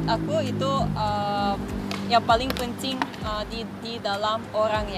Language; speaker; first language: Indonesian; non-native, fluent; Russian